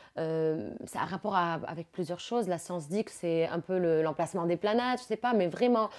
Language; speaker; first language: French; non-native, local second language; Arabic